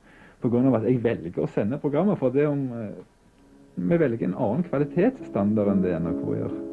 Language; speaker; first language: Norwegian; native; Norwegian